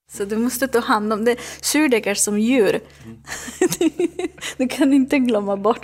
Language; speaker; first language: Swedish; non-native, learner; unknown